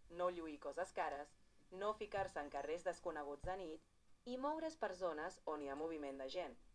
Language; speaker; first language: Catalan; non-native, fluent; Portuguese